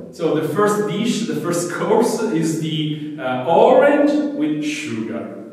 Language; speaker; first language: English; non-native, fluent; Italian